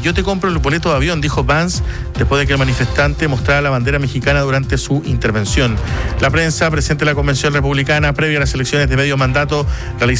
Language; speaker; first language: Spanish; native; Spanish